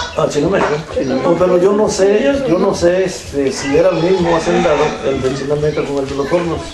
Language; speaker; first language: Spanish; native; Spanish